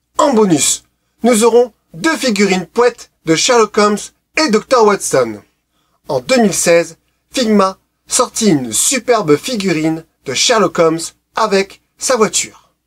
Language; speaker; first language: French; native; French